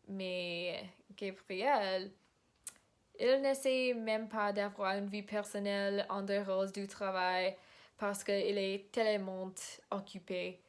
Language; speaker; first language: French; non-native, learner; English